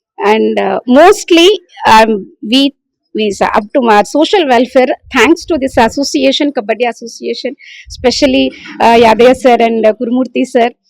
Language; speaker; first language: English; non-native, local second language; Telugu